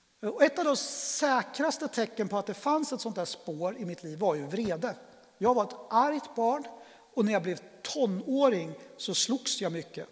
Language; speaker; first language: Swedish; native; Swedish